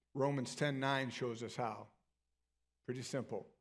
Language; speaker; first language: English; native; English